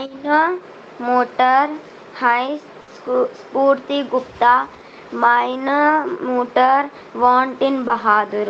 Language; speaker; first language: German; non-native, learner; Hindi